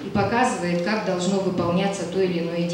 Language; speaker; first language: Russian; native; Russian